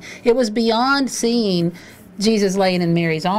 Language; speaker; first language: English; native; English